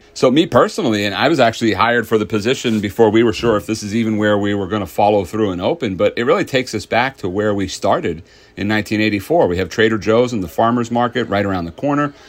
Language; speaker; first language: English; native; English